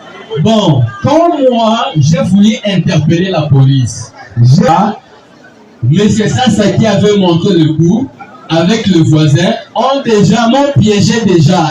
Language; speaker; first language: French; non-native, local second language; Lingala